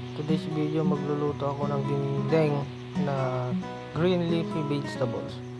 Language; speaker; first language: Filipino; non-native, local second language; Iloko